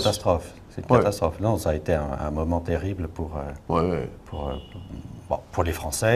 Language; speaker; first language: French; native; French